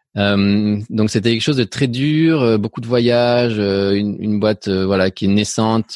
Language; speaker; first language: French; early bilingual, other home language; Spanish